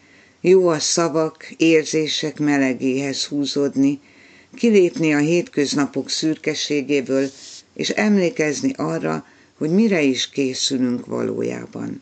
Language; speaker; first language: Hungarian; native; Hungarian